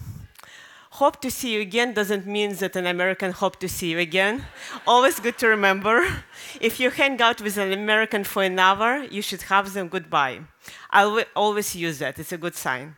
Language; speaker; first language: English; non-native, fluent; Russian